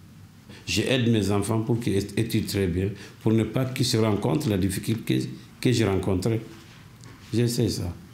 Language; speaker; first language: French; non-native, learner; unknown